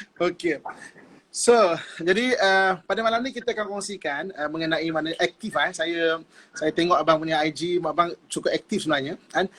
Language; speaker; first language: Malay; native; Malay